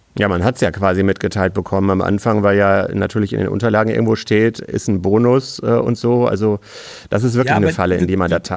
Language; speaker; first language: German; native; German